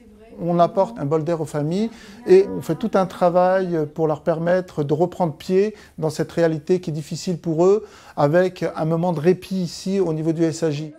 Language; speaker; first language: French; native; French